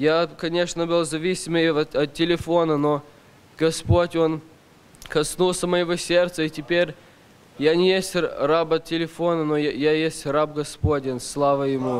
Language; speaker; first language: Russian; early bilingual, heritage; Russian